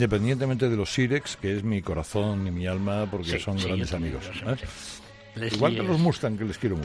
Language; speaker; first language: Spanish; native; Spanish